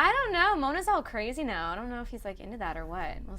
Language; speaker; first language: English; native; English